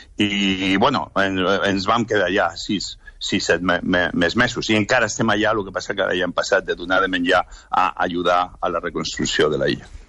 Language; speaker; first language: Catalan; non-native, local second language; Spanish